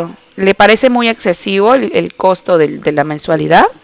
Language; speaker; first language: Spanish; native; Spanish